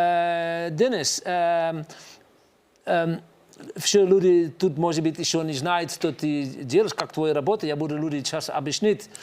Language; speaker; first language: Russian; non-native, learner; Dutch